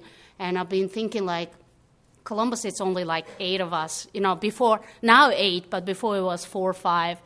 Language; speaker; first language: English; non-native, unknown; Mongolian